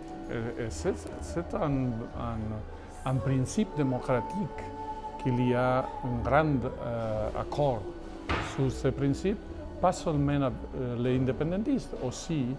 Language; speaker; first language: French; non-native, fluent; Catalan